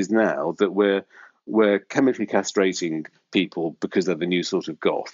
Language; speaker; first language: English; native; English